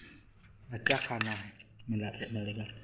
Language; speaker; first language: Hindi; non-native, local second language; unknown